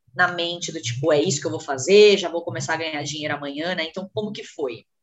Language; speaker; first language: Portuguese; native; Portuguese